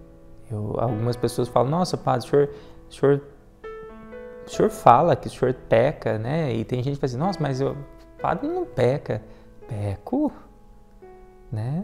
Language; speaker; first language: Portuguese; native; Portuguese